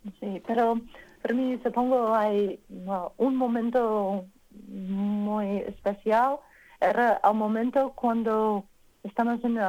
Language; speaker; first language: Spanish; non-native, learner; English